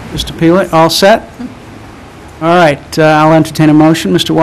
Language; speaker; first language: English; native; English